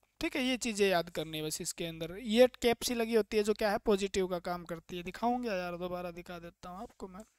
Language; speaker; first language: Hindi; native; Hindi